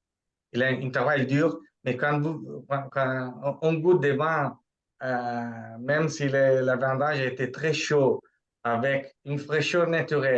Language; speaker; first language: French; non-native, fluent; Italian